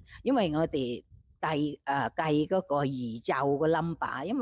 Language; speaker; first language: Cantonese; non-native, fluent; Thai